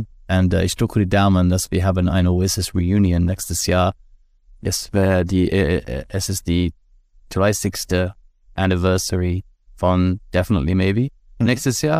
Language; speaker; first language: German; non-native, learner; English